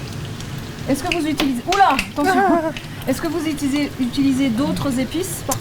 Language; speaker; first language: French; native; French